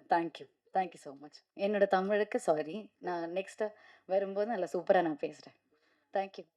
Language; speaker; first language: Tamil; non-native, learner; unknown